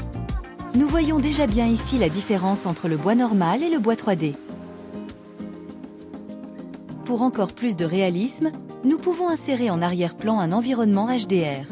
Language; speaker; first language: French; native; French